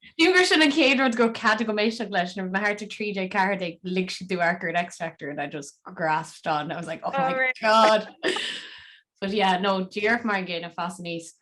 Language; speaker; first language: Irish; native; Irish